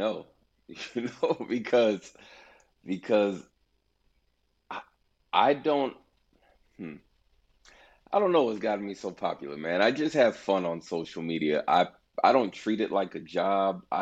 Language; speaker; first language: English; native; English